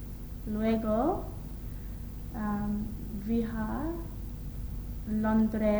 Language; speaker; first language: Spanish; non-native, learner; English